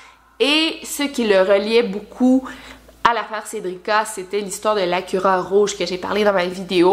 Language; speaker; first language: French; native; French